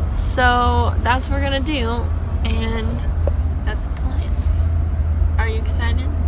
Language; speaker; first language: English; native; English